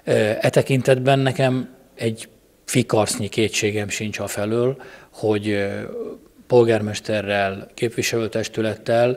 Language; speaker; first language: Hungarian; native; Hungarian